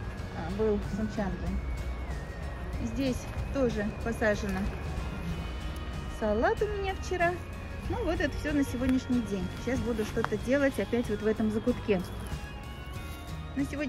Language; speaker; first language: Russian; native; Russian